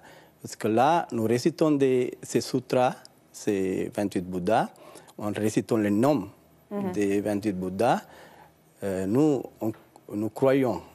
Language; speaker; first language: French; non-native, learner; Sinhala